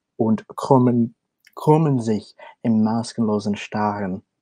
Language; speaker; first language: German; non-native, learner; English